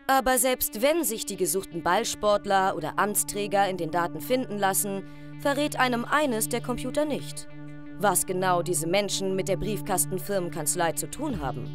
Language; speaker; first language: German; native; German